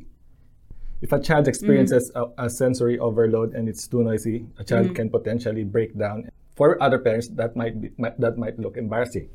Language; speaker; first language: English; non-native, local second language; Filipino